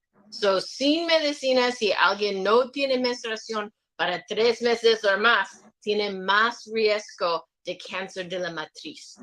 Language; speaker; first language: Spanish; non-native, learner; English